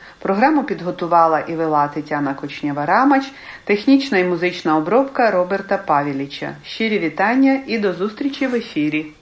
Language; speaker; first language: Ukrainian; early bilingual, heritage; Ukrainian